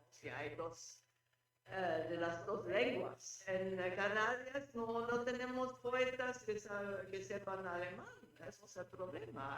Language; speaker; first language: Spanish; non-native, fluent; German